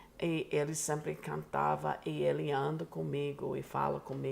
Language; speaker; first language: Portuguese; non-native, fluent; English